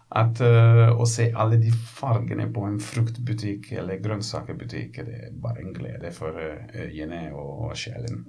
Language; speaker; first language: Norwegian; non-native, fluent; Italian